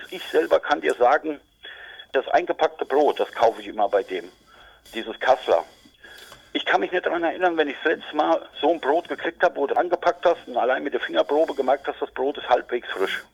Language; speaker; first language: German; native; German